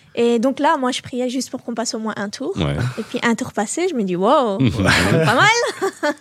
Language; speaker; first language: French; native; French